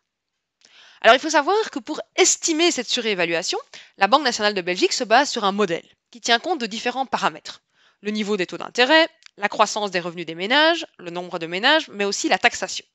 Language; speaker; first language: French; native; French